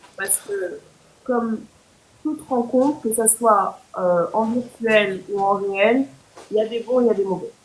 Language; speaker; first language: French; non-native, local second language; Haitian Creole